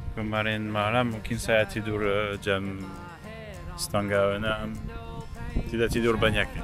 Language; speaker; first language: Indonesian; non-native, learner; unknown